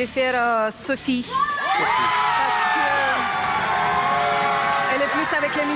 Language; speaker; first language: French; non-native, fluent; Russian